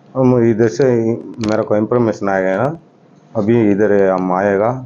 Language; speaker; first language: Hindi; non-native, local second language; Tamil